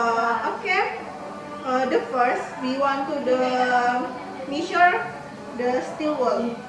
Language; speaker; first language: English; non-native, learner; Indonesian